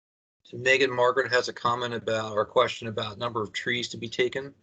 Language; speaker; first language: English; native; English